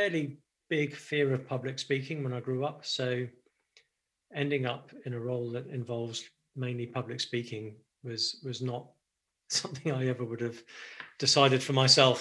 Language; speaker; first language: English; native; English